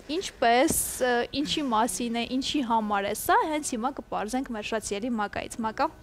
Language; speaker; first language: Armenian; native; Armenian